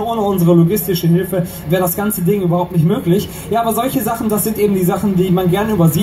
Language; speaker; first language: German; native; German